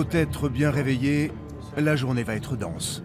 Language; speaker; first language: French; native; French